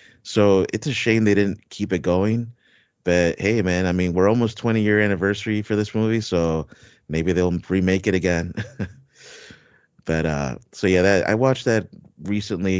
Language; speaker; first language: English; native; English